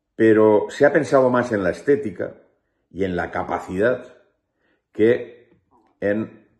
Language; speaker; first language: Spanish; native; Spanish